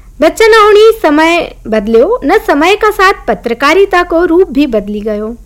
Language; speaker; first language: Hindi; native; Hindi